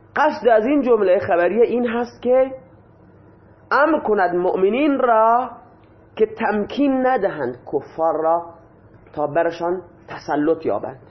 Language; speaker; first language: Persian; non-native, local second language; Baluchi